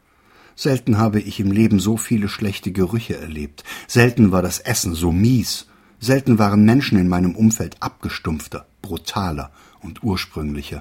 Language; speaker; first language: German; native; German